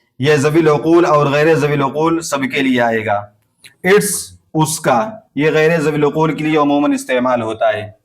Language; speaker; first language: Urdu; native; Urdu